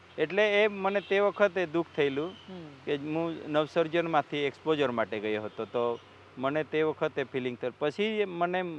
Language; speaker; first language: Gujarati; non-native, local second language; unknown